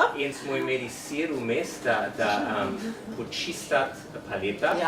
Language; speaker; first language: Slovenian; non-native, learner; English